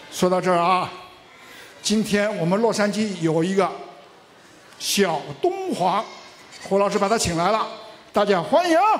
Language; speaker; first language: Chinese; native; Chinese